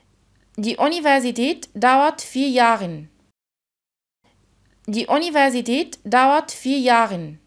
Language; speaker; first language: German; non-native, fluent; Arabic